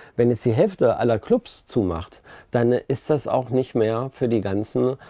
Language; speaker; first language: German; native; German